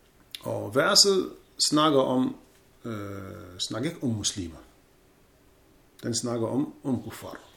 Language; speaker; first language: Danish; non-native, fluent; Arabic